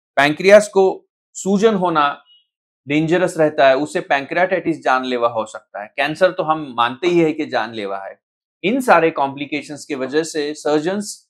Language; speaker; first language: Hindi; non-native, local second language; Marathi